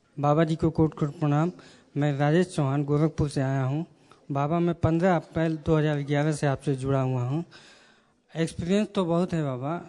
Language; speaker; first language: Hindi; native; Hindi